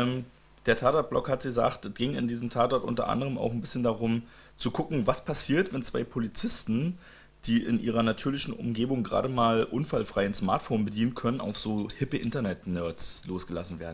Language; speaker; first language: German; native; German